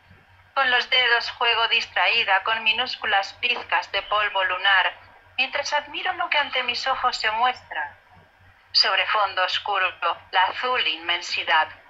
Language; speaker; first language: Spanish; native; Spanish